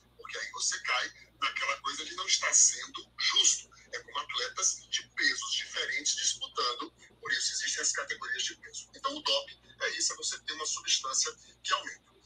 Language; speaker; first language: Portuguese; native; Portuguese